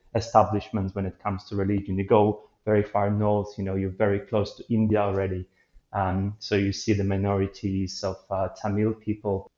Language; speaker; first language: English; non-native, fluent; Polish